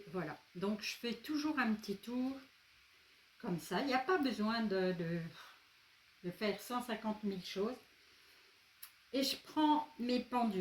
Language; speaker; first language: French; native; French